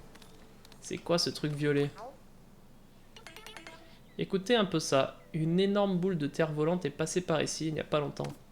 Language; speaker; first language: French; native; French